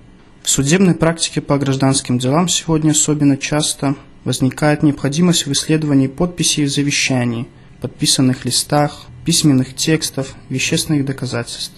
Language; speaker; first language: Russian; native; Russian